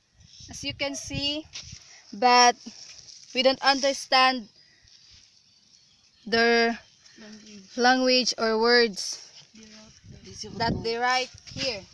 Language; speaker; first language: English; non-native, learner; Cebuano